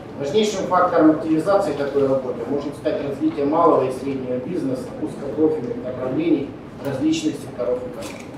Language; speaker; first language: Russian; native; Russian